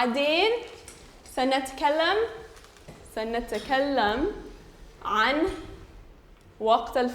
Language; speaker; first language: Arabic; non-native, fluent; English